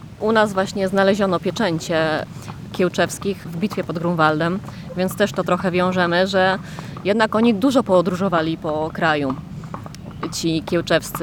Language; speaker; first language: Polish; native; Polish